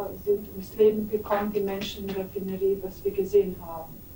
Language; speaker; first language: German; non-native, fluent; Serbian